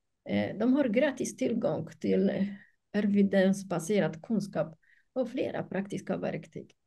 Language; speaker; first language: Swedish; non-native, fluent; Polish